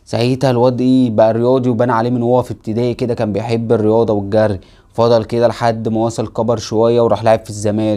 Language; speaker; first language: Arabic; native; Arabic